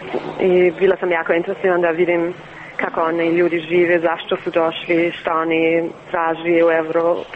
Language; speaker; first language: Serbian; early bilingual, heritage; Serbian